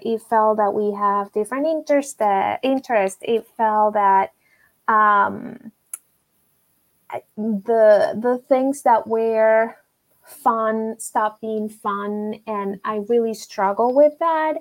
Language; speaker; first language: English; non-native, fluent; Spanish